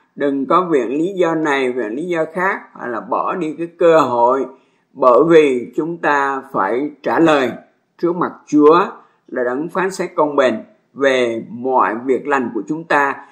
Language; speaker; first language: Vietnamese; native; Vietnamese